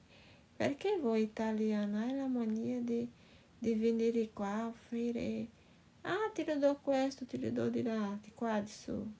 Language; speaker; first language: Italian; non-native, fluent; Portuguese